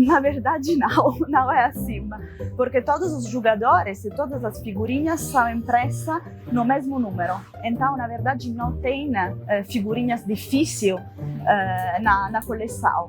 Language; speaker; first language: Portuguese; non-native, fluent; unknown